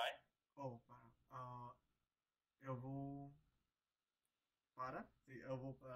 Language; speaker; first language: Portuguese; non-native, learner; English